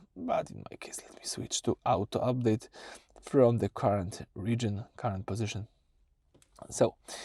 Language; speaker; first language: English; non-native, fluent; Polish